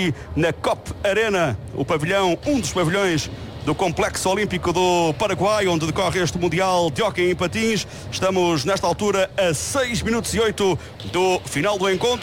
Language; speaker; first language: Portuguese; native; Portuguese